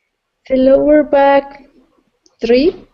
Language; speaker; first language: English; non-native, fluent; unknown